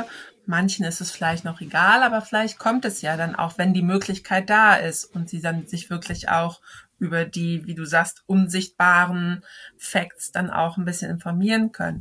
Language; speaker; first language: German; native; German